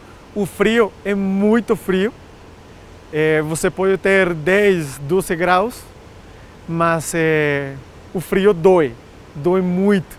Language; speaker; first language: Portuguese; non-native, fluent; Spanish